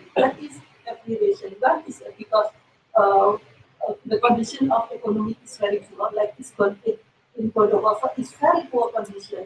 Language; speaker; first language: English; non-native, learner; Indonesian